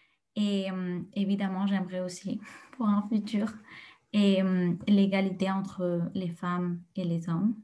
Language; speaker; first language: French; non-native, fluent; Spanish